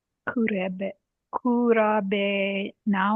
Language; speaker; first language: Japanese; non-native, learner; English